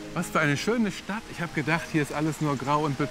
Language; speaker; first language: German; native; German